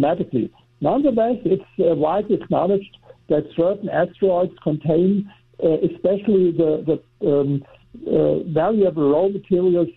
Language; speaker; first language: English; non-native, fluent; German